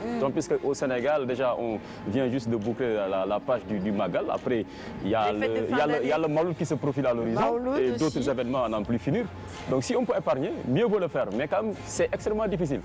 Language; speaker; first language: French; non-native, local second language; Wolof